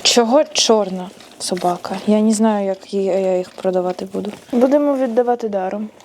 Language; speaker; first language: Ukrainian; non-native, local second language; Russian